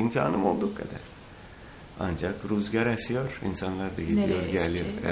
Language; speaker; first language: Turkish; non-native, learner; Azerbaijani